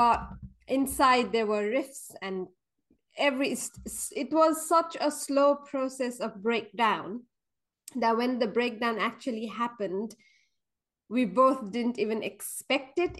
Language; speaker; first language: English; non-native, local second language; Nepali